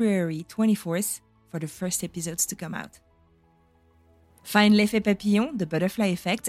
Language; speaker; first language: English; non-native, fluent; French